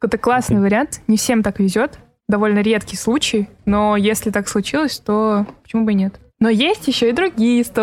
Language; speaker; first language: Russian; native; Russian